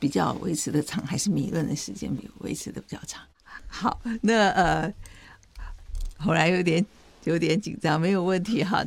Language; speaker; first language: Chinese; native; Chinese